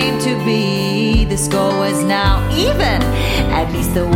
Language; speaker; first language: English; native; English